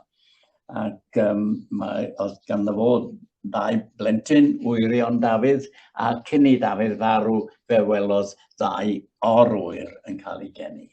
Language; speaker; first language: Welsh; native; Welsh